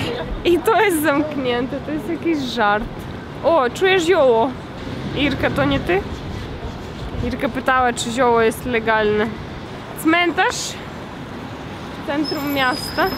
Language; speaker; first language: Polish; non-native, fluent; Russian